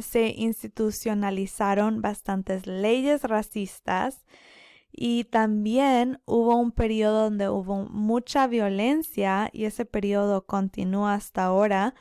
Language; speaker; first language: Spanish; early bilingual, other home language; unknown